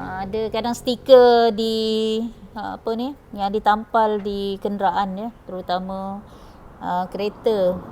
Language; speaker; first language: Malay; non-native, local second language; Banjar